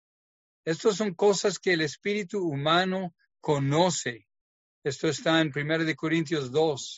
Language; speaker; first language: Spanish; non-native, fluent; English